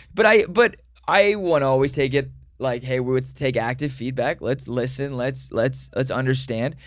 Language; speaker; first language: English; native; English